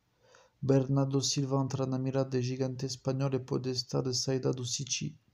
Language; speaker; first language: Portuguese; non-native, fluent; French